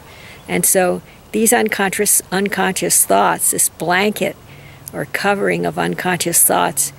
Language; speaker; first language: English; native; English